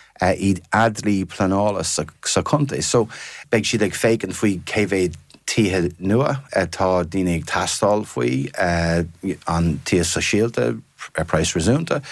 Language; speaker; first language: Irish; non-native, fluent; English